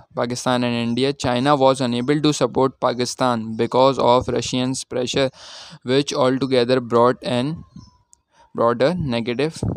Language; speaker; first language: English; non-native, local second language; Urdu